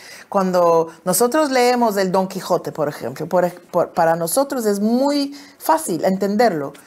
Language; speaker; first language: Spanish; early bilingual, heritage; Ladino